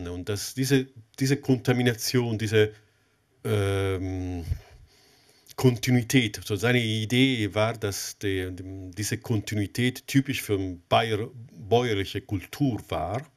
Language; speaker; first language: German; non-native, fluent; Italian